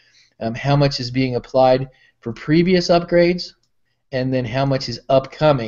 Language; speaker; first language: English; native; English